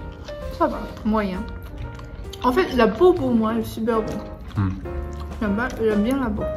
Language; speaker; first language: French; non-native, learner; Chinese